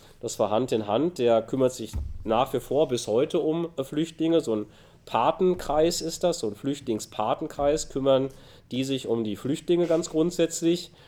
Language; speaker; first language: German; native; German